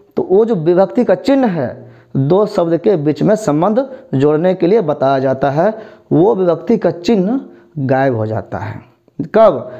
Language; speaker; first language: Hindi; native; Hindi